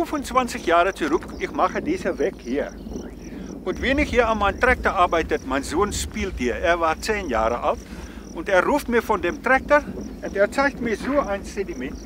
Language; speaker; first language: German; non-native, fluent; Afrikaans